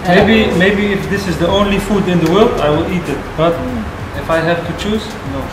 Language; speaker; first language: English; non-native, learner; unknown